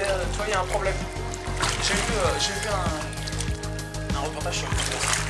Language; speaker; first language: French; native; French